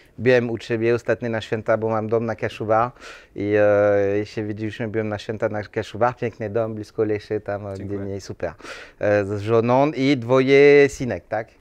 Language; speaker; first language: Polish; non-native, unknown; French